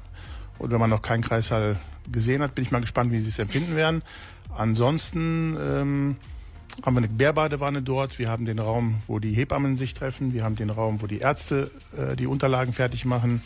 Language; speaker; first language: German; native; German